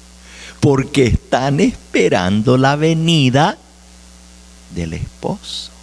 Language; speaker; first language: Spanish; native; Spanish